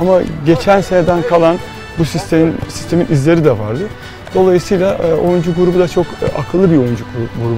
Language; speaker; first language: Turkish; native; Turkish